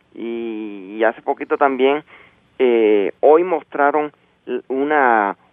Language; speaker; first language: Spanish; native; Spanish